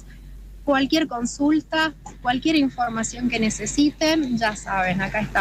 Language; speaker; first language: Spanish; native; Spanish